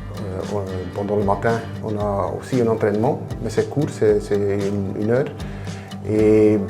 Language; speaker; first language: French; non-native, local second language; Dutch